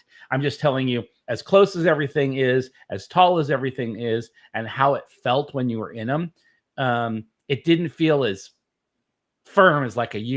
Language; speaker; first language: English; native; English